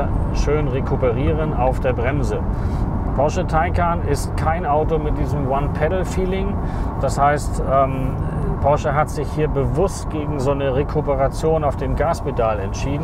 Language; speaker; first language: German; native; German